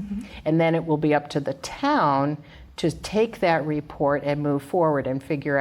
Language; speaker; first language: English; native; English